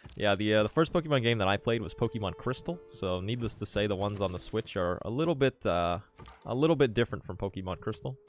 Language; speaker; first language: English; native; English